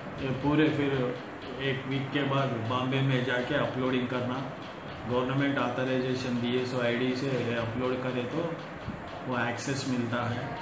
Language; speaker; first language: Hindi; non-native, local second language; Urdu